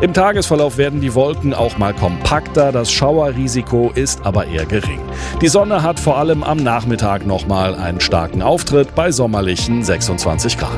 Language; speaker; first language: German; native; German